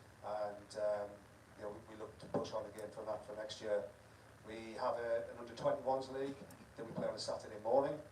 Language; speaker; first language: English; native; English